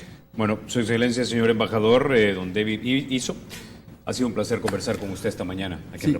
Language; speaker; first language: Spanish; native; Spanish